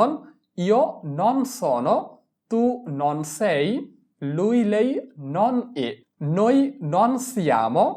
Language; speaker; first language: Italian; non-native, fluent; Bangla